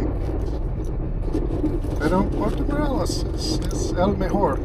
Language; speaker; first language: Spanish; non-native, learner; English